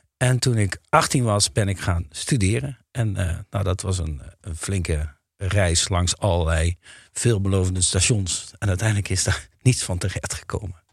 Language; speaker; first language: Dutch; native; Dutch